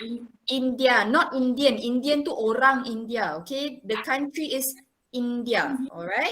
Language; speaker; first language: English; non-native, local second language; Malay